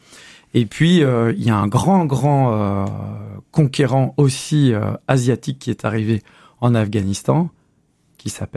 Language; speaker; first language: French; native; French